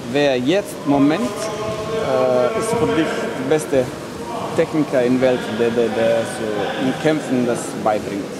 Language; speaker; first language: German; non-native, learner; Russian